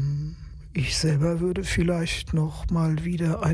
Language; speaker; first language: German; native; German